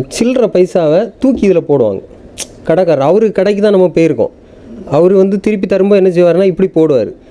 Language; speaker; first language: Tamil; native; Tamil